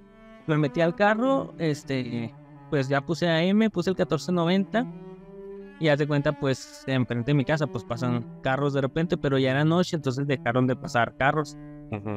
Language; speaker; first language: Spanish; native; Spanish